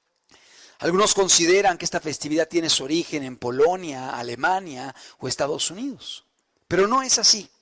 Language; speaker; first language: Spanish; native; Spanish